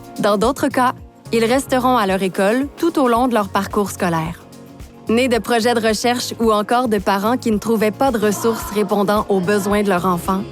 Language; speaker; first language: French; native; French